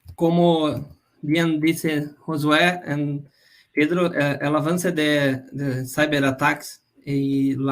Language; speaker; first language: Spanish; non-native, fluent; Portuguese